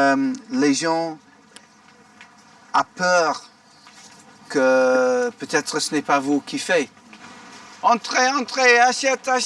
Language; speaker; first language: French; non-native, fluent; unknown